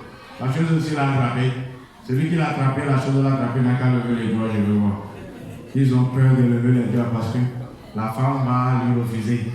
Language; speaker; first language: French; non-native, local second language; Ewe